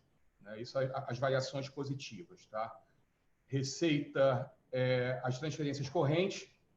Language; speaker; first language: Portuguese; native; Portuguese